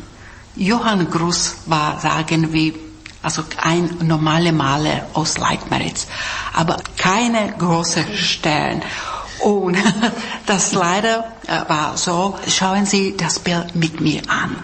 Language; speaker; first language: German; non-native, fluent; Czech